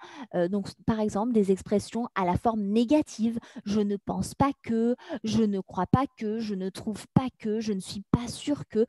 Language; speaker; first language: French; native; French